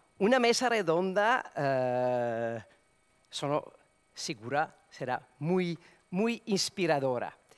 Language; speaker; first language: Spanish; non-native, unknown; Serbian